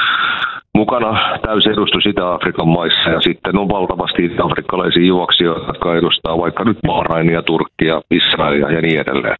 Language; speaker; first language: Finnish; native; Finnish